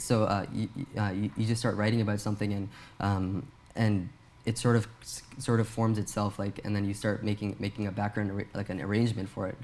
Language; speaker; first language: English; early bilingual, other home language; Urdu